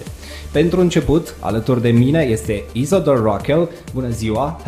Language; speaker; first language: Romanian; native; Romanian